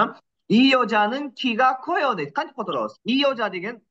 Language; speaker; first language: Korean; non-native, fluent; Kyrgyz